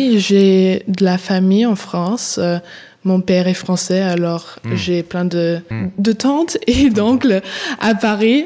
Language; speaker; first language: French; early bilingual, heritage; English